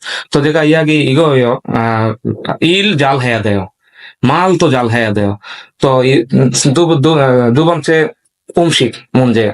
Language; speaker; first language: Korean; non-native, learner; Bangla